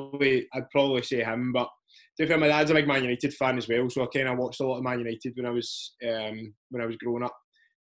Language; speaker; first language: English; native; English